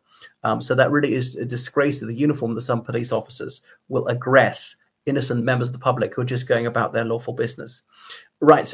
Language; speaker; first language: English; native; English